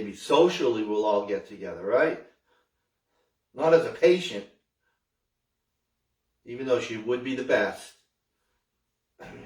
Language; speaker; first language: English; native; English